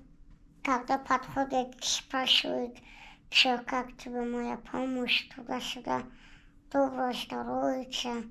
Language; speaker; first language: Russian; non-native, local second language; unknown